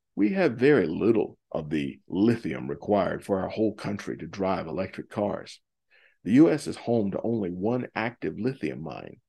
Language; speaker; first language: English; native; English